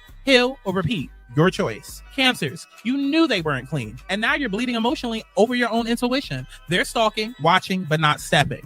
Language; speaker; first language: English; native; English